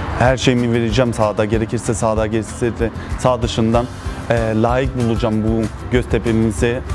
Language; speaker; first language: Turkish; early bilingual, heritage; Turkish